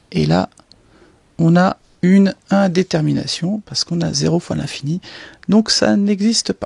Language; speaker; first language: French; native; French